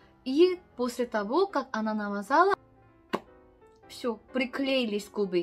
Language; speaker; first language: Russian; non-native, learner; Korean